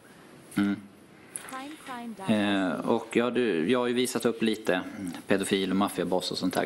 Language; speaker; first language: Swedish; native; Swedish